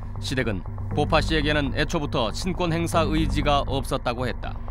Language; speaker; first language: Korean; native; Korean